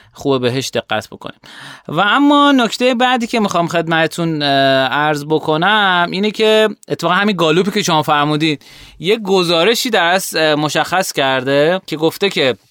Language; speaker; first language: Persian; native; Persian